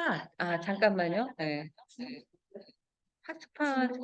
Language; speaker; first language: Korean; native; Korean